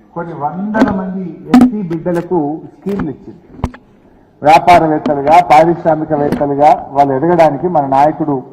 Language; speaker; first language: Telugu; native; Telugu